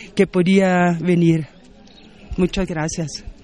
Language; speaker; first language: Spanish; non-native, fluent; German